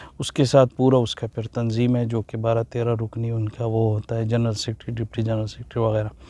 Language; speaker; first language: Urdu; non-native, local second language; Pashto